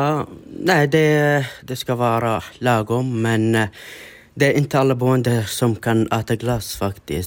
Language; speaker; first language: Swedish; non-native, learner; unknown